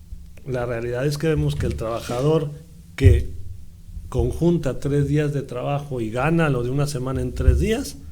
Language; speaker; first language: Spanish; native; Spanish